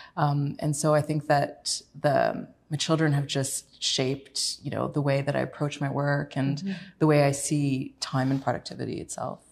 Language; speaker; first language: English; native; English